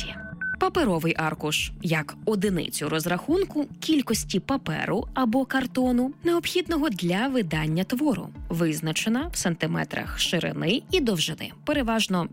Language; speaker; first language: Ukrainian; native; Ukrainian